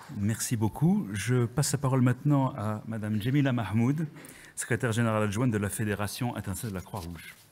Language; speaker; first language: French; native; French